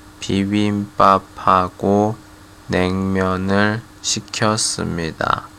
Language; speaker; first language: Korean; non-native, learner; Chinese